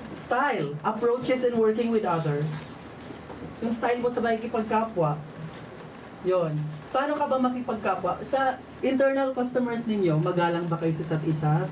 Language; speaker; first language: Filipino; non-native, local second language; Waray